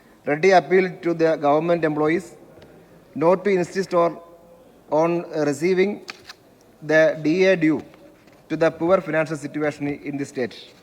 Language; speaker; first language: English; non-native, local second language; Malayalam